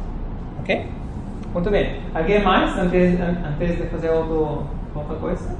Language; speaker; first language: Portuguese; non-native, fluent; Spanish